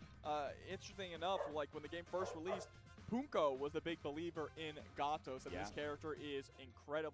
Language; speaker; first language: English; native; English